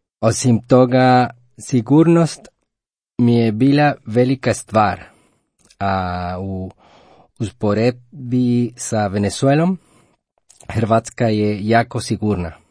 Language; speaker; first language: Croatian; non-native, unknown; Spanish